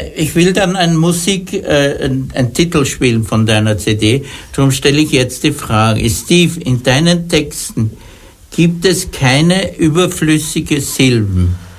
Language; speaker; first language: German; native; German